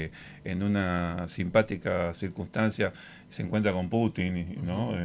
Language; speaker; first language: Spanish; native; Spanish